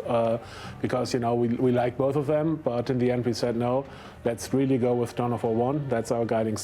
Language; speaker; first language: English; non-native, fluent; German